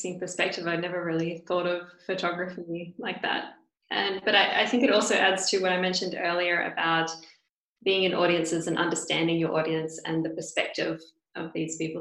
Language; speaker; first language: English; native; English